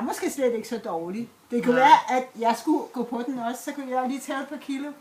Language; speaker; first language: Danish; native; Danish